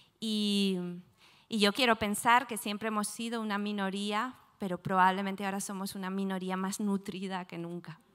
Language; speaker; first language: Spanish; native; Spanish